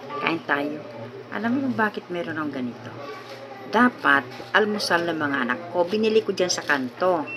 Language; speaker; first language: Filipino; non-native, local second language; Iloko